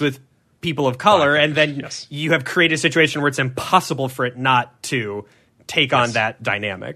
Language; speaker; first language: English; native; English